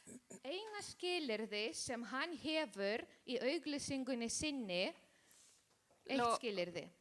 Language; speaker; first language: Icelandic; non-native, learner; Spanish